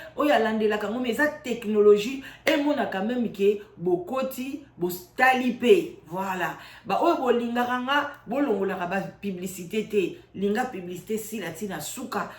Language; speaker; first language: Lingala; non-native, local second language; Kongo